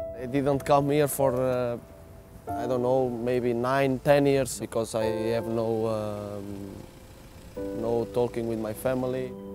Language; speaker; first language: English; non-native, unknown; Portuguese